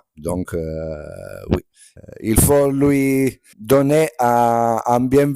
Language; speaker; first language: French; non-native, fluent; Italian